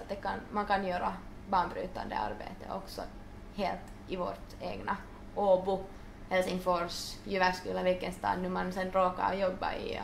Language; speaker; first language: Swedish; non-native, local second language; Finnish